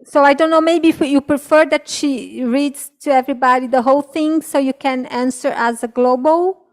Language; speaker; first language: English; non-native, fluent; Portuguese